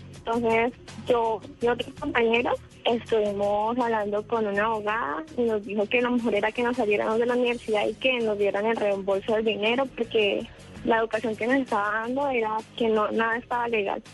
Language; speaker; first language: Spanish; native; Spanish